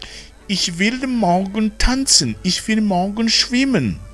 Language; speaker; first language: German; non-native, fluent; Rundi